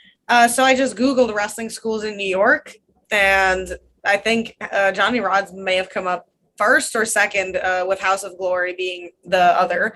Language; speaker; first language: English; non-native, fluent; Russian